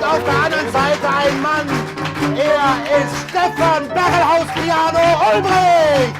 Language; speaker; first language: German; native; German